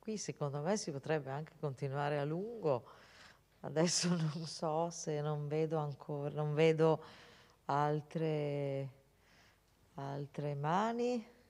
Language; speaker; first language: Italian; native; Italian